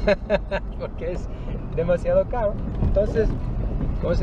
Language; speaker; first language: Spanish; non-native, learner; English